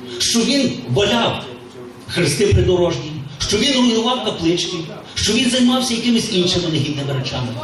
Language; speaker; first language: Ukrainian; native; Ukrainian